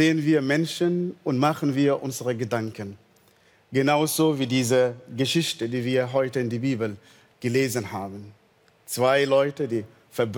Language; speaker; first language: German; non-native, fluent; Arabic